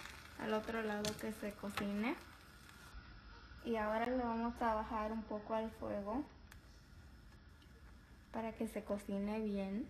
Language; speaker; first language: Spanish; early bilingual, heritage; Spanish